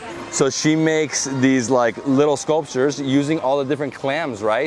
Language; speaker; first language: English; early bilingual, other home language; Spanish